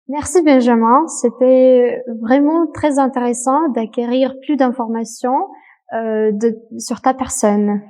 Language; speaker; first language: French; non-native, fluent; Russian